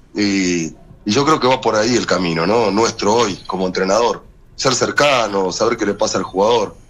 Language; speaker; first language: Spanish; native; Spanish